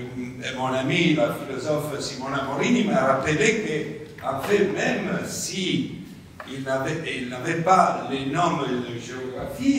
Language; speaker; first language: French; non-native, fluent; Italian